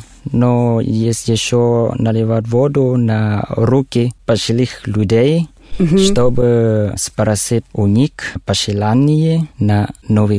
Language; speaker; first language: Russian; non-native, learner; Thai